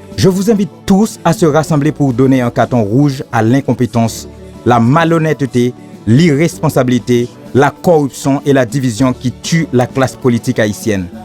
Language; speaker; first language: French; non-native, local second language; Haitian Creole